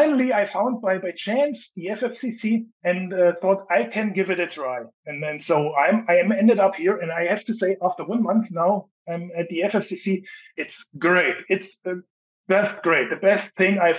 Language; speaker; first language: English; non-native, fluent; German